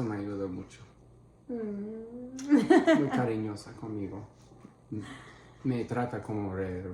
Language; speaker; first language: Spanish; non-native, fluent; English